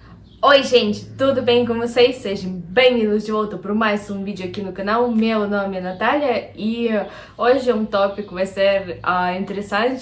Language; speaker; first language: Portuguese; non-native, fluent; Russian